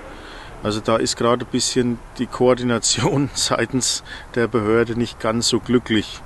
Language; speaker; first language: German; native; German